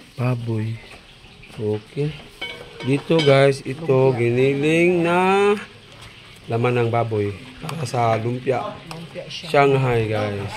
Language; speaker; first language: Filipino; non-native, local second language; Cebuano